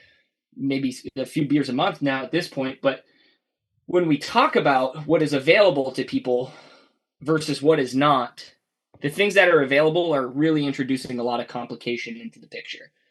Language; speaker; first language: English; native; English